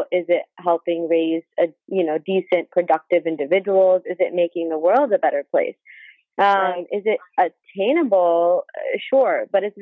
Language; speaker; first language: English; native; English